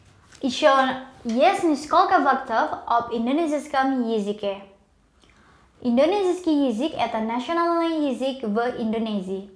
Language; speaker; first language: Russian; non-native, learner; Indonesian